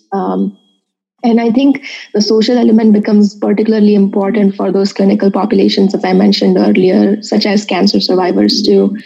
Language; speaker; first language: English; non-native, local second language; Marathi